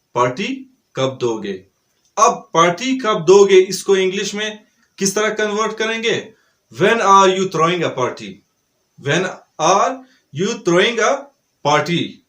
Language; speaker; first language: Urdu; non-native, local second language; Pashto